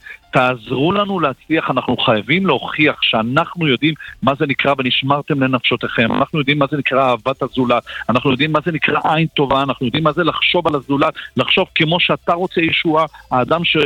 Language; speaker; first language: Hebrew; native; Hebrew